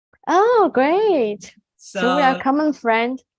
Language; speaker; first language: English; non-native, fluent; Cantonese